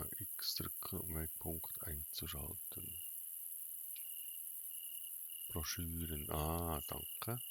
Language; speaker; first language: German; native; German